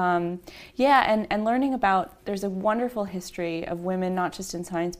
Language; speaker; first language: English; native; English